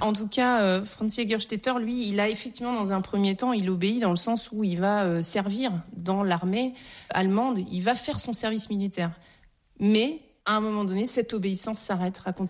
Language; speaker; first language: French; native; French